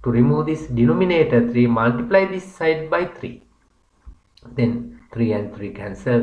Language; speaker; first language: English; non-native, local second language; Sinhala